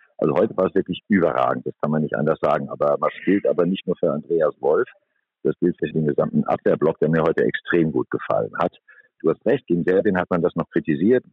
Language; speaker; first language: German; native; German